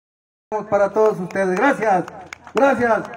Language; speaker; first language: Spanish; native; Spanish